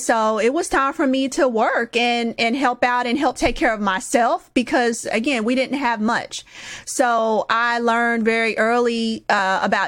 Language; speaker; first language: English; native; English